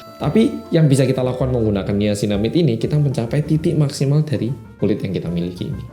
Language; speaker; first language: Indonesian; non-native, fluent; Korean